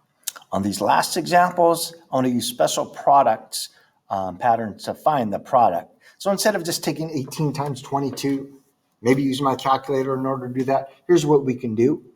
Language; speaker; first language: English; native; English